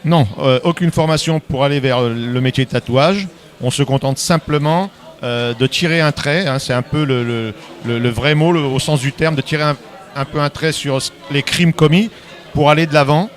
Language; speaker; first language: French; native; French